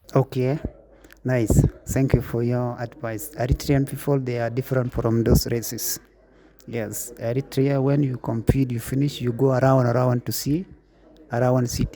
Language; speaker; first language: English; non-native, learner; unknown